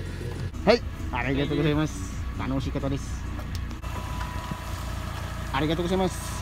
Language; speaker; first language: Japanese; non-native, learner; Filipino